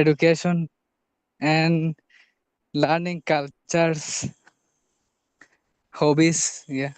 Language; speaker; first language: English; non-native, learner; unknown